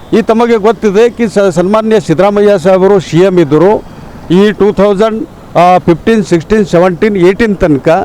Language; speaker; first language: Kannada; non-native, local second language; Marathi